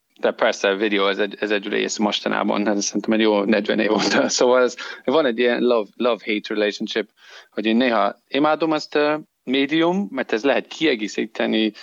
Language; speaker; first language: Hungarian; non-native, learner; English